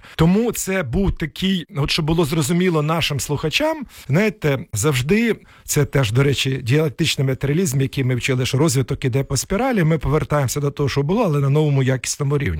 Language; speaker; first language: Ukrainian; native; Ukrainian